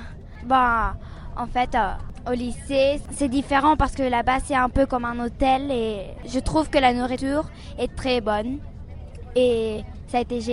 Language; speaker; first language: French; non-native, learner; Spanish